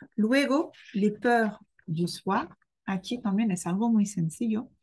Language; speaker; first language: Spanish; non-native, fluent; French